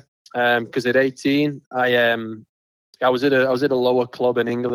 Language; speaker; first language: English; native; English